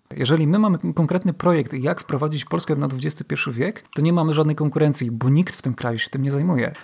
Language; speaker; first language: Polish; native; Polish